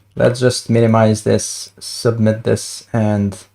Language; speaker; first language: English; non-native, fluent; Albanian